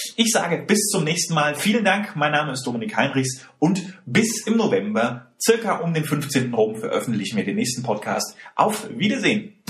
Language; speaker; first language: German; native; German